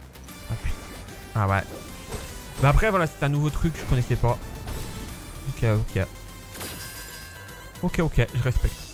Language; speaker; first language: French; native; French